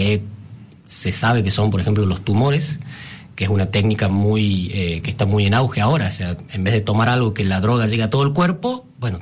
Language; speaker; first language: Spanish; native; Spanish